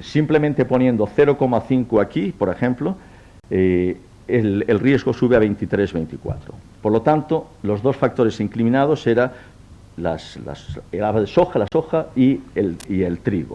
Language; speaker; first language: Spanish; native; Spanish